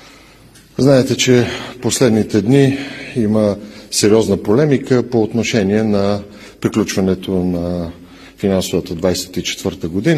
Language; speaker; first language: Bulgarian; native; Bulgarian